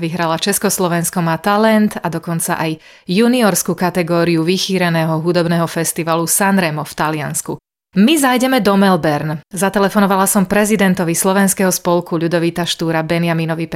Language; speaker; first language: Slovak; native; Slovak